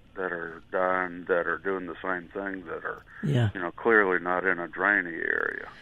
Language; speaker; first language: English; native; English